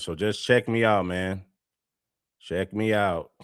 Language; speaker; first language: English; native; English